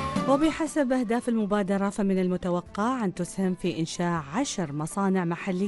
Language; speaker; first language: Arabic; native; Arabic